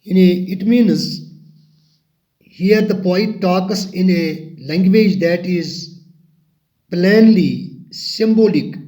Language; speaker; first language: English; non-native, local second language; Urdu